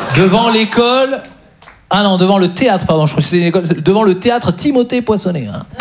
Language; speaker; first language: French; native; French